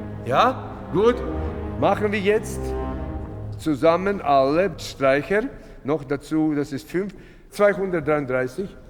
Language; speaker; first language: German; non-native, fluent; Latvian